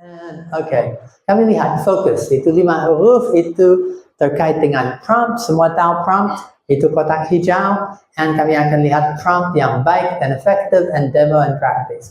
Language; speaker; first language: Indonesian; non-native, fluent; English